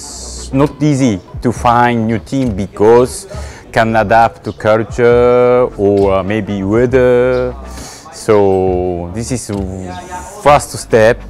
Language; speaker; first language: English; non-native, learner; Japanese